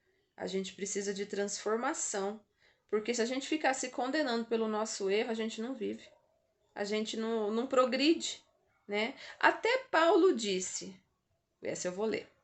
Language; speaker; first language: Portuguese; native; Portuguese